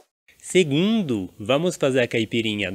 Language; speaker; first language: Portuguese; non-native, fluent; French